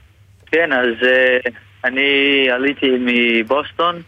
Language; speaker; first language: Hebrew; non-native, fluent; English